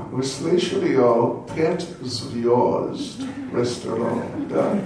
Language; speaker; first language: Russian; non-native, learner; English